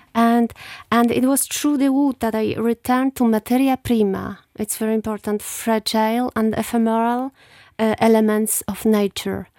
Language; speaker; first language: English; non-native, fluent; Polish